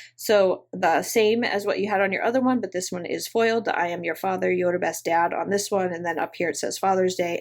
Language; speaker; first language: English; native; English